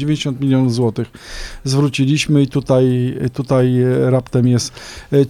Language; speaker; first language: Polish; native; Polish